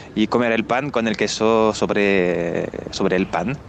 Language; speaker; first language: Spanish; non-native, fluent; French